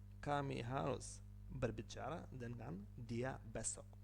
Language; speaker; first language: Indonesian; non-native, learner; Ukrainian